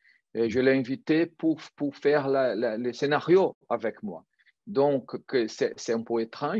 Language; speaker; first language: French; non-native, fluent; Portuguese